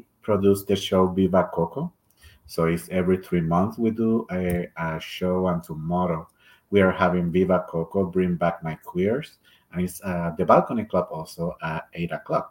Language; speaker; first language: English; non-native, fluent; Spanish